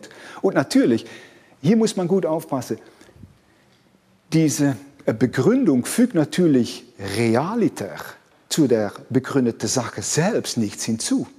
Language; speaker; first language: German; non-native, fluent; Dutch